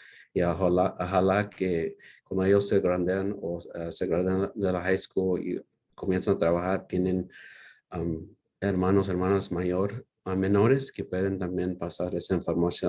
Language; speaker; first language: Spanish; early bilingual, heritage; Spanish